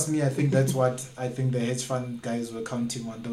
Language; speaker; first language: English; non-native, local second language; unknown